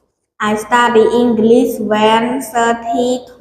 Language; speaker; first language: English; non-native, learner; Khmer